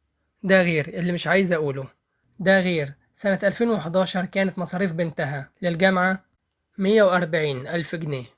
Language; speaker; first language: Arabic; native; Arabic